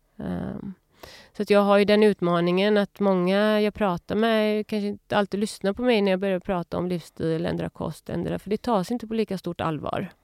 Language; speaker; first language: Swedish; early bilingual, other home language; Urdu